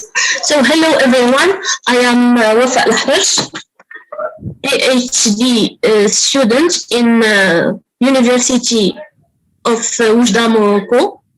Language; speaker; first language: English; non-native, learner; Arabic